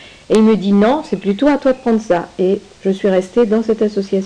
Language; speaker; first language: French; native; French